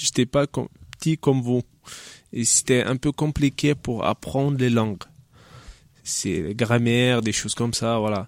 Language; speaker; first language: French; non-native, learner; Chechen